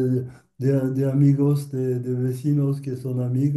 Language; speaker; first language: Spanish; non-native, learner; French